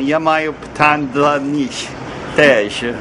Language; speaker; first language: Ukrainian; non-native, learner; English